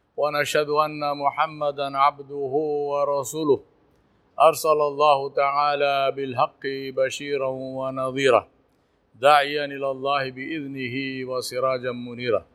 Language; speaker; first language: Arabic; non-native, fluent; Urdu